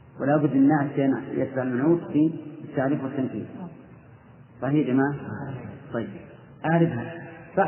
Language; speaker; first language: Arabic; native; Arabic